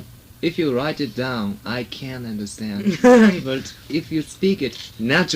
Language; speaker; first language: English; non-native, learner; Japanese